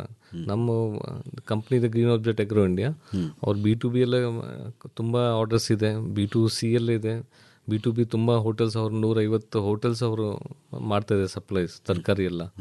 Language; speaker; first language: Kannada; non-native, learner; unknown